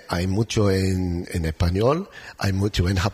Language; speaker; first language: Spanish; non-native, learner; English